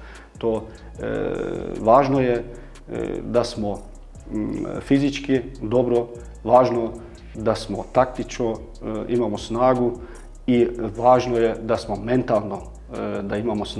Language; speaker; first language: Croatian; early bilingual, heritage; Croatian